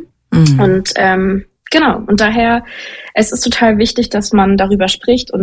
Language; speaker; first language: German; native; German